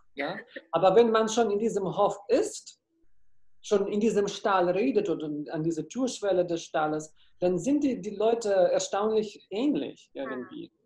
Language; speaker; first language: German; non-native, fluent; Ukrainian